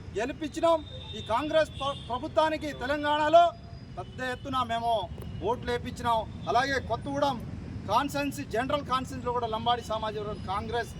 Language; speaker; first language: Telugu; non-native, local second language; Lambadi